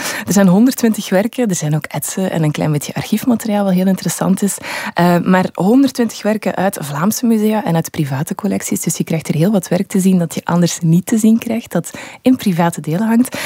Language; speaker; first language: Dutch; native; Dutch